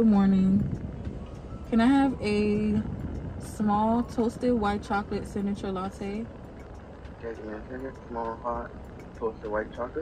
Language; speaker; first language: English; native; English